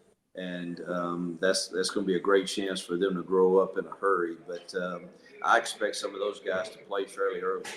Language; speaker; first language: English; native; English